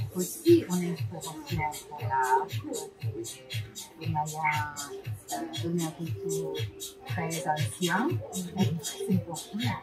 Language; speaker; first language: French; non-native, learner; Spanish